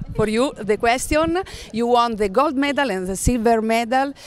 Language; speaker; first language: English; non-native, learner; Italian